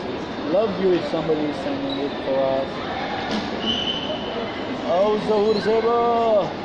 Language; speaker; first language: English; non-native, fluent; Pashto